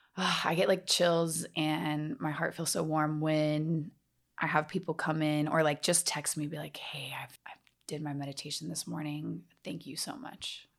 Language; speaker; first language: English; native; English